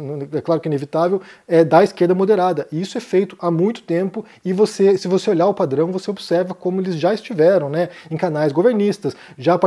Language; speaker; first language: Portuguese; native; Portuguese